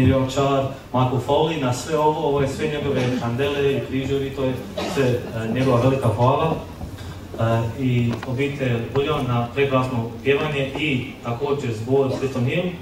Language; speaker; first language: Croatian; early bilingual, heritage; Croatian